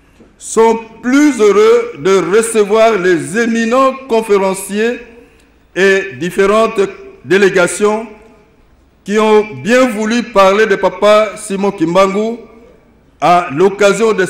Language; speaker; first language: French; non-native, local second language; Lingala